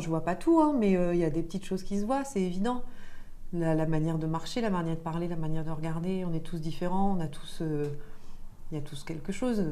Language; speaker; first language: French; native; French